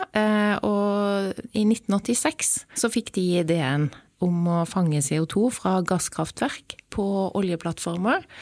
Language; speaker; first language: Norwegian; native; Norwegian